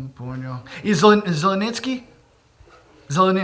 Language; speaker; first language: Russian; non-native, learner; English